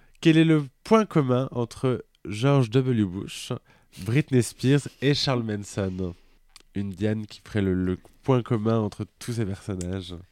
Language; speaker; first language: French; native; French